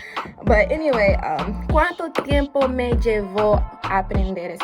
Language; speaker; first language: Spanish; non-native, fluent; English